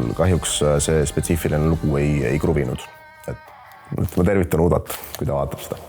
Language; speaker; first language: Estonian; native; Estonian